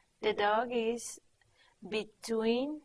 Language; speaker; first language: English; non-native, learner; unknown